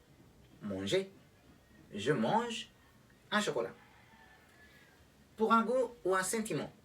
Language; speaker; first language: French; non-native, learner; Spanish